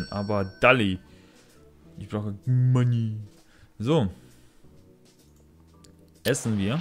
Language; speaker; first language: German; non-native, learner; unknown